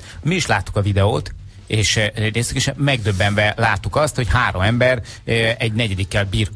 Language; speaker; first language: Hungarian; native; Hungarian